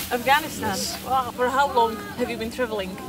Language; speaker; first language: English; non-native, learner; Czech